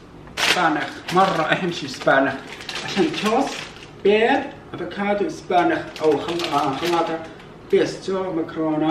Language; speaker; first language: Arabic; non-native, learner; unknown